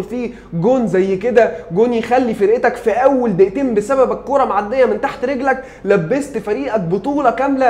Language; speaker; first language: Arabic; native; Arabic